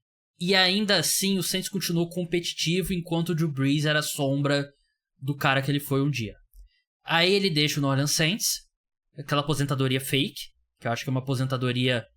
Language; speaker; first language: Portuguese; native; Portuguese